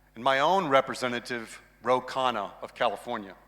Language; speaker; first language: English; native; English